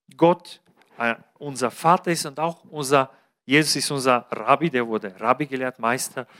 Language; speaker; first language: German; non-native, fluent; Bulgarian